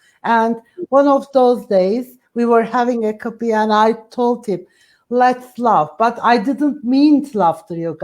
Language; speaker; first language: English; non-native, fluent; Turkish